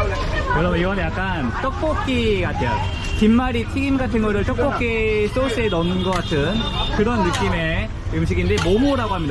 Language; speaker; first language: Korean; native; Korean